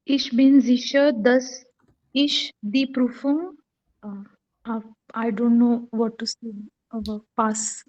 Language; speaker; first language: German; non-native, learner; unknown